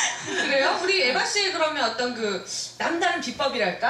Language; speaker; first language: Korean; native; Korean